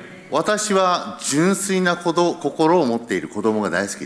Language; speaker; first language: Japanese; early bilingual, heritage; Japanese